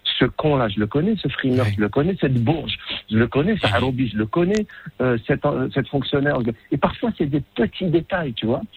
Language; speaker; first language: French; non-native, local second language; Arabic